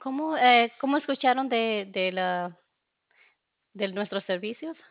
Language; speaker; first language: Spanish; early bilingual, other home language; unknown